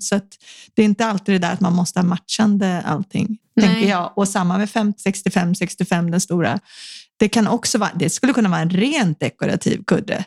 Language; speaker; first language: Swedish; native; Swedish